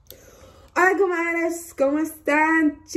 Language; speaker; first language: Spanish; early bilingual, heritage; Spanish